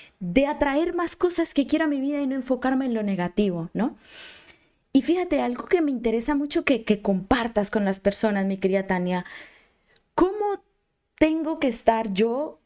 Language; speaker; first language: Spanish; native; Spanish